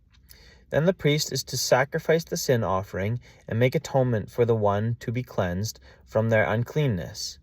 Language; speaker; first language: English; native; English